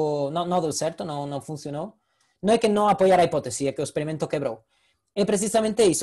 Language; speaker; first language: Portuguese; non-native, fluent; Spanish